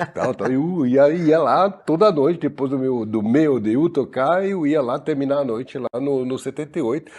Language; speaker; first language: Portuguese; non-native, fluent; French